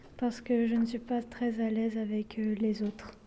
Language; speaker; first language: French; native; French